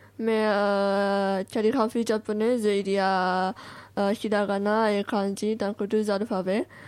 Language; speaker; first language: French; non-native, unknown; Japanese